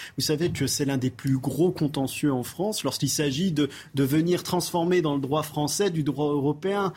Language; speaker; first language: French; native; French